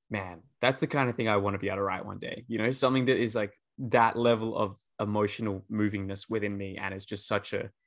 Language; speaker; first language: English; native; English